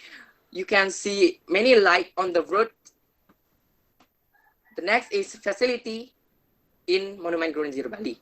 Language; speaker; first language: English; non-native, learner; Indonesian